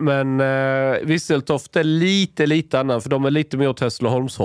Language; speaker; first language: Swedish; native; Swedish